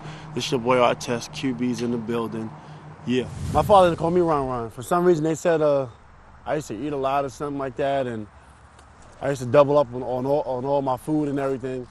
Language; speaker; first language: English; native; English